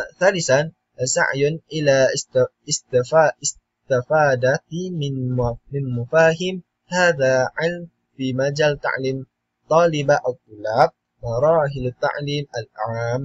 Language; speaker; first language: Arabic; non-native, learner; Malay